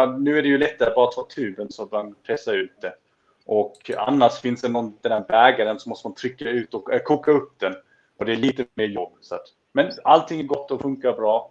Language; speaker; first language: Swedish; non-native, fluent; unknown